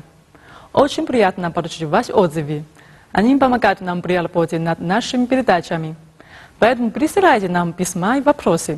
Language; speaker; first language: Russian; non-native, fluent; Chinese